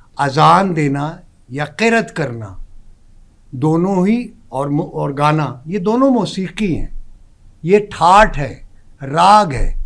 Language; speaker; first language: Urdu; non-native, local second language; Pashto